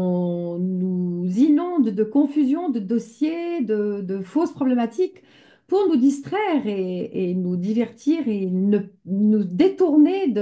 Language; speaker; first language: French; native; French